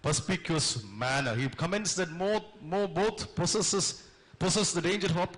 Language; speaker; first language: English; non-native, local second language; Malayalam